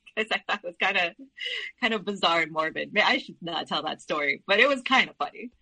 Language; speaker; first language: English; early bilingual, other home language; Spanish